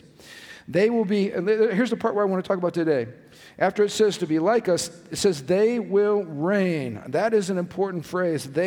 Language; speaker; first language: English; native; English